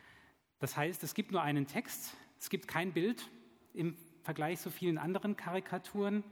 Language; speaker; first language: German; native; German